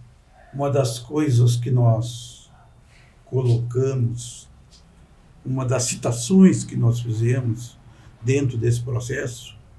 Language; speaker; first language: Portuguese; native; Portuguese